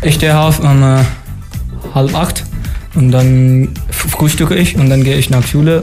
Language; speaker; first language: German; non-native, learner; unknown